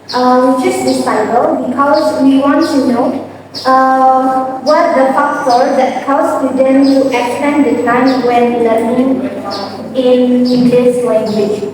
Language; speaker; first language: English; non-native, learner; Indonesian